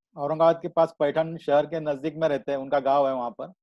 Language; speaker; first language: Hindi; non-native, local second language; Marathi